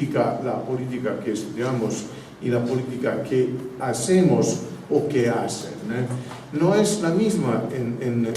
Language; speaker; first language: Spanish; non-native, fluent; Italian